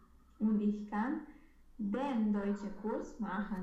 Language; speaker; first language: German; non-native, learner; Romanian